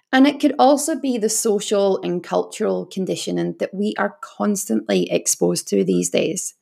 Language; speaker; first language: English; native; English